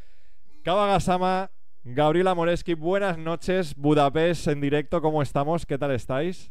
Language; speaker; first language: Spanish; native; Spanish